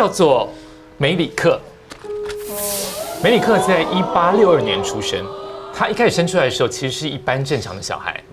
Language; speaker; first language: Chinese; native; Chinese